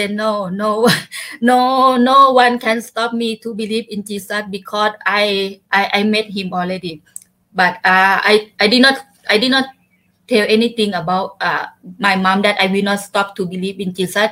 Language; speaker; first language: English; non-native, learner; Thai